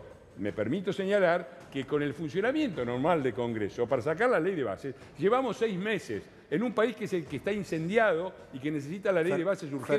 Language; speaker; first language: Spanish; native; Spanish